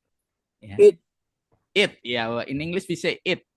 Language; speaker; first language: English; non-native, fluent; Indonesian